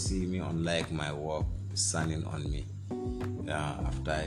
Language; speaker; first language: English; non-native, fluent; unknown